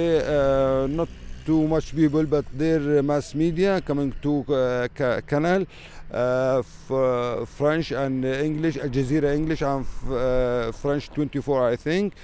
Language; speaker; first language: English; non-native, learner; Arabic